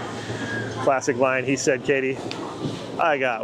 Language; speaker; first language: English; native; English